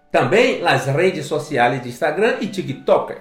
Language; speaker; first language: Portuguese; non-native, learner; Spanish